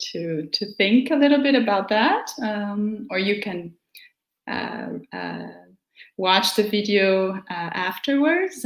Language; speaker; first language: English; non-native, fluent; Portuguese